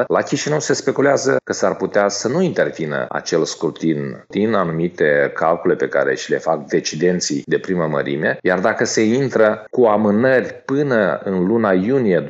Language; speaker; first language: Romanian; native; Romanian